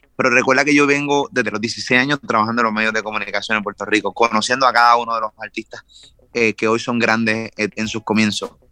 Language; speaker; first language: Spanish; native; Spanish